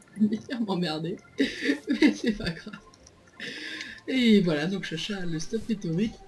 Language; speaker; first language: French; native; French